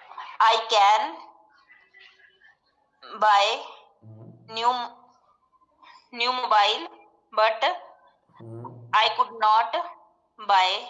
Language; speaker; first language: English; non-native, learner; Punjabi